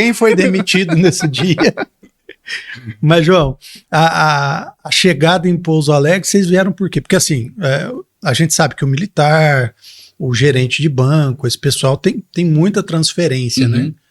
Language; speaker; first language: Portuguese; native; Portuguese